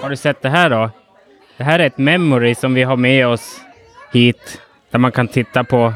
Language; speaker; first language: Swedish; native; Swedish